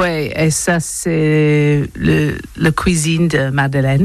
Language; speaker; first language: French; non-native, learner; English